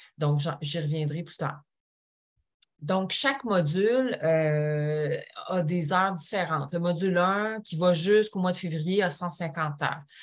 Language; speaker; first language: French; native; French